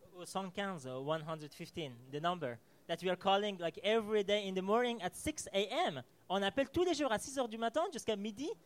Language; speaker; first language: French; non-native, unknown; Persian